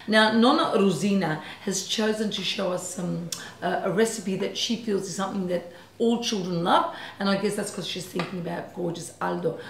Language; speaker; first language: English; early bilingual, other home language; Italian